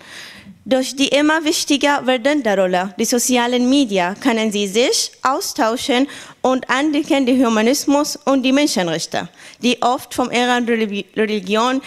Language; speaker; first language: German; non-native, learner; Arabic